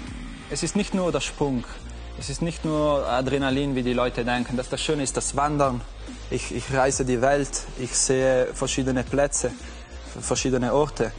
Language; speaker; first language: German; non-native, fluent; Italian